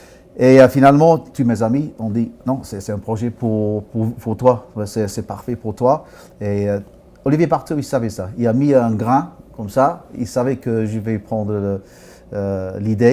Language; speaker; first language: French; non-native, fluent; English